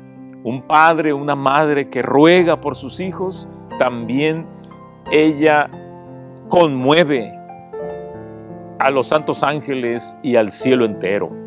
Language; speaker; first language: Spanish; native; Spanish